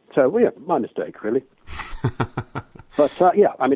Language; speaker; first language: English; native; English